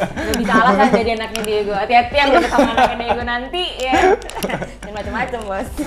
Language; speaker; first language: Indonesian; native; Indonesian